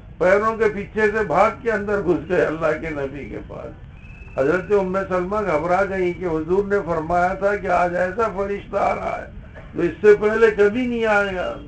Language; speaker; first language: Urdu; native; Urdu